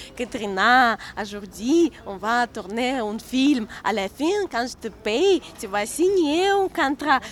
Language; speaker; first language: French; non-native, fluent; Russian